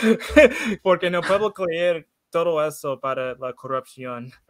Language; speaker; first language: Spanish; non-native, learner; English